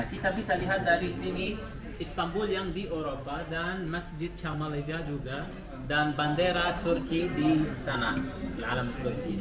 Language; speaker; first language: Indonesian; non-native, learner; Arabic